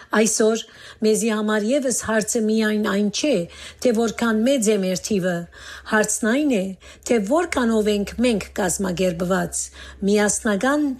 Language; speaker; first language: Armenian; native; Armenian